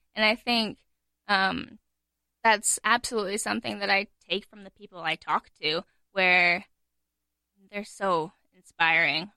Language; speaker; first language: English; native; English